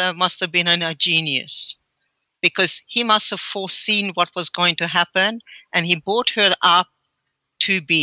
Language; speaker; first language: English; early bilingual, other home language; Hungarian